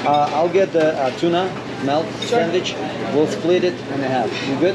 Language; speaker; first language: English; non-native, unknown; Russian